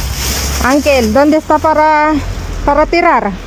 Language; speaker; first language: Spanish; non-native, learner; Filipino